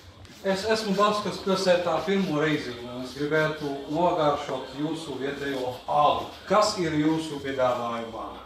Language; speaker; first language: Latvian; non-native, learner; Czech